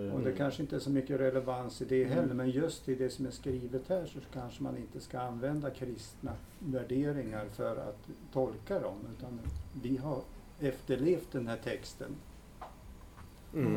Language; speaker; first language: Swedish; native; Swedish